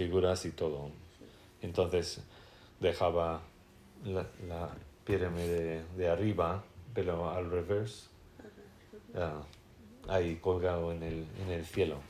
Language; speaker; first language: Spanish; non-native, fluent; English